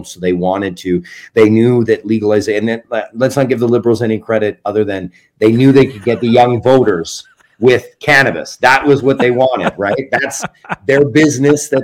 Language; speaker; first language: English; native; English